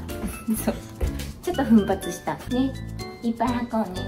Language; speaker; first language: Japanese; native; Japanese